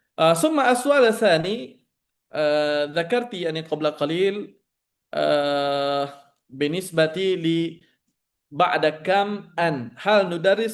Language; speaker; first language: Arabic; non-native, fluent; Indonesian